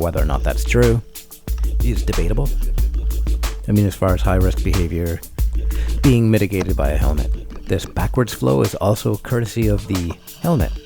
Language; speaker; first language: English; native; English